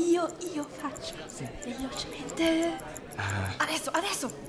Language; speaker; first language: Italian; non-native, learner; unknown